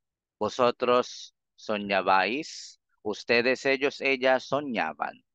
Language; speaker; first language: Spanish; non-native, fluent; Filipino